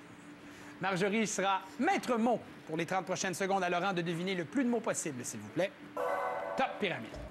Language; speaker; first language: French; native; French